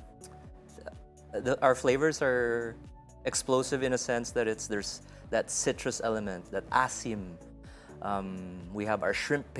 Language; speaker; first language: English; non-native, local second language; Hiligaynon